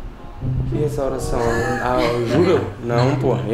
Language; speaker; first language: Portuguese; native; Portuguese